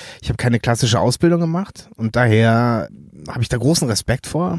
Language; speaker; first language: German; native; German